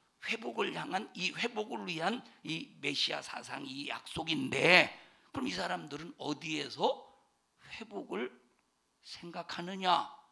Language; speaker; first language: Korean; native; Korean